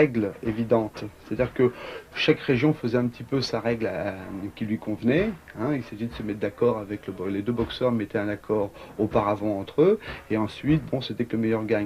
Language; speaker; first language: French; native; French